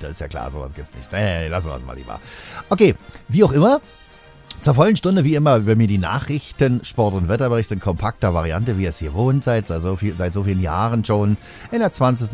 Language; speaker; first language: German; native; German